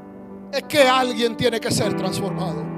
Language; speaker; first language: Spanish; native; Spanish